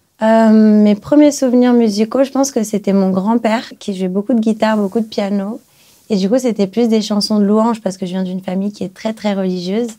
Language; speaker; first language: French; early bilingual, other home language; Portuguese